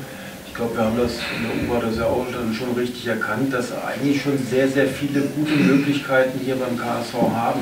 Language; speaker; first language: German; native; German